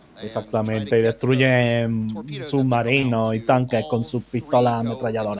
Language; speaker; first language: Spanish; native; Spanish